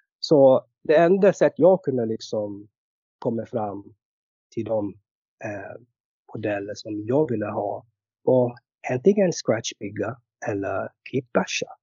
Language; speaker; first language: Swedish; non-native, fluent; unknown